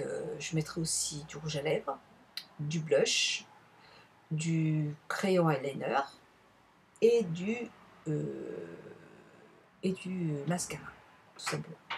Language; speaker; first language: French; native; French